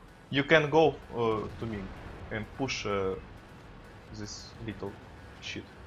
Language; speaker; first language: English; non-native, learner; Russian